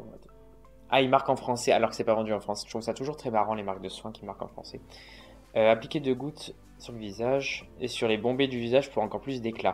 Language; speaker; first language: French; native; French